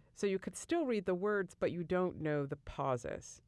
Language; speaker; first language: English; native; English